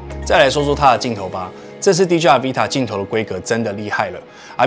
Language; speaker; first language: Chinese; native; Chinese